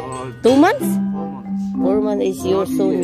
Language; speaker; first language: English; non-native, local second language; Filipino